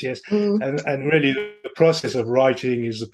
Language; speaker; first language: English; non-native, fluent; French